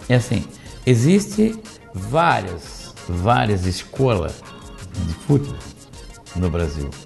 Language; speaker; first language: Spanish; non-native, learner; Portuguese